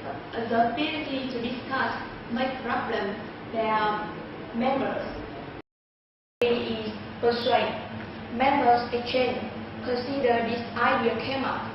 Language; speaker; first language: English; non-native, learner; Vietnamese